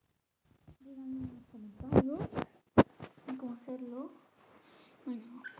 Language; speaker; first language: Spanish; early bilingual, other home language; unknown